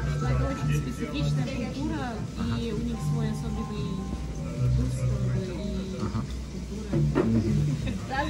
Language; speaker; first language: Russian; non-native, learner; Japanese